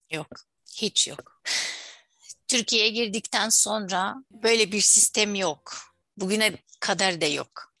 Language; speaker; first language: Turkish; non-native, fluent; Arabic